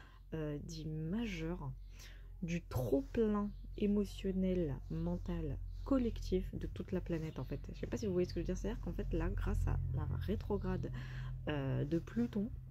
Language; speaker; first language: French; native; French